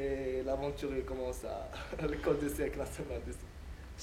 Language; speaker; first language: French; non-native, learner; Arabic